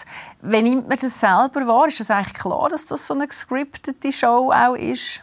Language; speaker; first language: German; native; German